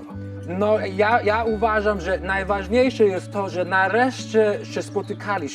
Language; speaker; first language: Polish; non-native, learner; English